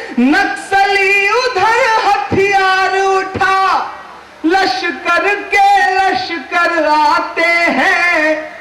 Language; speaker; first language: Hindi; native; Hindi